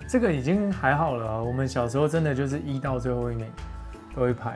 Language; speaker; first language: Chinese; native; Chinese